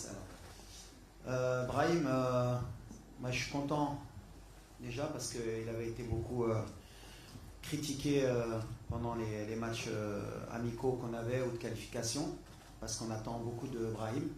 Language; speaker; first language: French; native; French